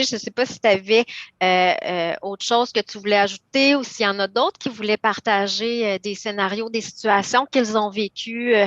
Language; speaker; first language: French; native; French